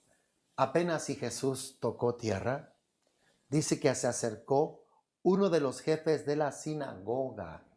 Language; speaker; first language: Spanish; native; Spanish